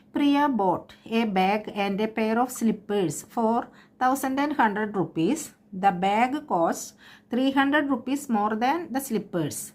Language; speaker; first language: English; non-native, local second language; Malayalam